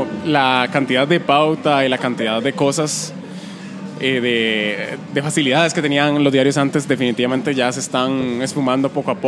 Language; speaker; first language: Spanish; native; Spanish